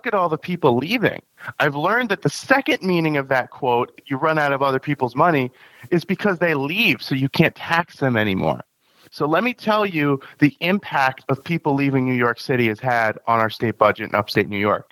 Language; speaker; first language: English; native; English